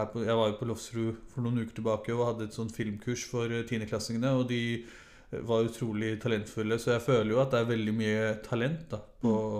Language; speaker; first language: Norwegian; early bilingual, other home language; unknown